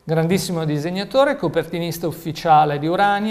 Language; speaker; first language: Italian; native; Italian